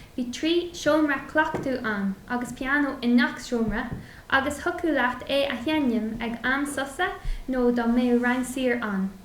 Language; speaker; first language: Irish; non-native, local second language; English